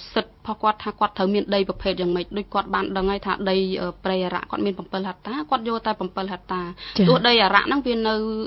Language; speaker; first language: Khmer; non-native, local second language; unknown